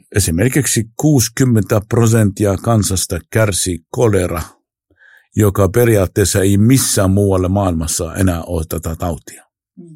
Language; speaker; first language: Finnish; non-native, fluent; Arabic